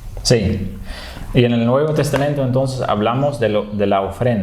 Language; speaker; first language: Spanish; non-native, fluent; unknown